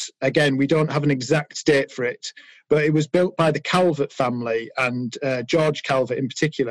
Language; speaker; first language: English; native; English